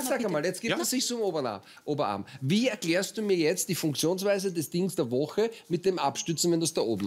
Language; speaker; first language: German; native; German